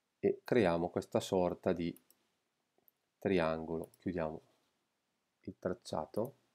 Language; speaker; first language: Italian; native; Italian